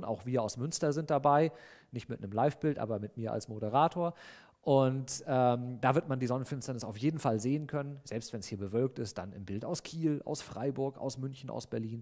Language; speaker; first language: German; native; German